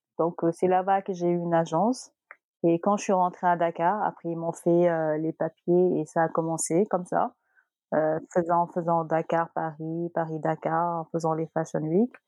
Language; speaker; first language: French; non-native, local second language; Wolof